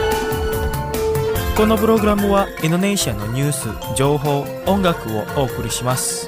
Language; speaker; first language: Japanese; non-native, fluent; Indonesian